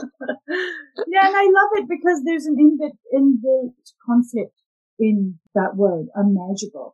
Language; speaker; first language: English; non-native, local second language; Urdu